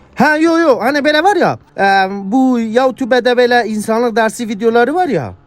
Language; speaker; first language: Turkish; native; Turkish